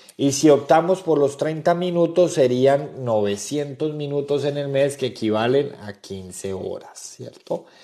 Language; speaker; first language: Spanish; native; Spanish